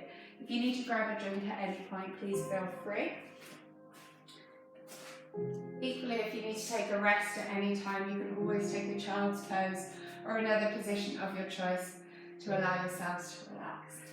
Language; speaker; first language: English; native; English